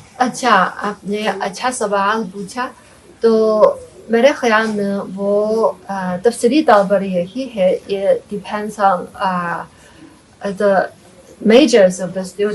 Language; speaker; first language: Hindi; non-native, fluent; Chinese